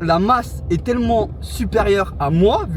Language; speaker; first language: French; native; French